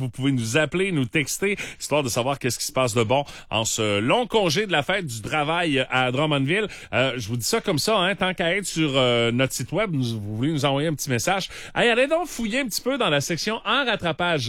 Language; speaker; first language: French; native; French